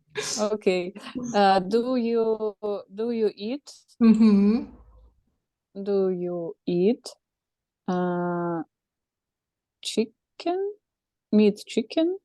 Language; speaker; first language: English; non-native, learner; Russian